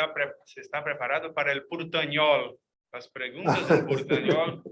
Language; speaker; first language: Spanish; non-native, fluent; Portuguese